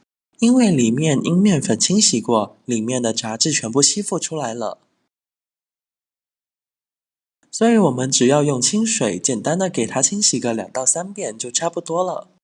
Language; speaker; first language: Chinese; native; Chinese